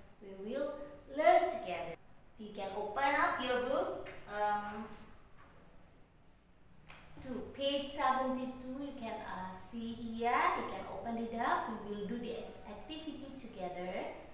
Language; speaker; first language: English; non-native, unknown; Indonesian